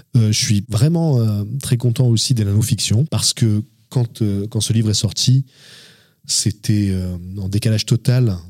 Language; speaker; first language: French; native; French